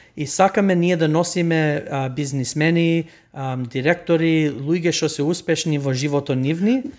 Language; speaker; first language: Macedonian; early bilingual, heritage; Macedonian